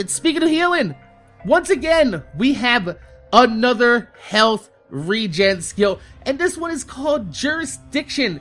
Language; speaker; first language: English; native; English